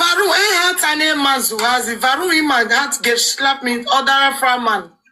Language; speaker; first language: German; non-native, learner; Nigerian Pidgin